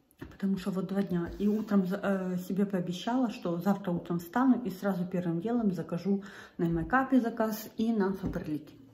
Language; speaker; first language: Russian; native; Russian